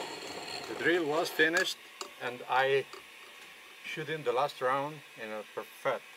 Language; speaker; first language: English; non-native, learner; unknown